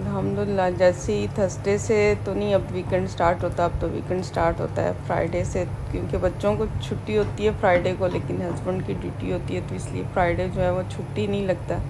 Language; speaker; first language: Urdu; native; Urdu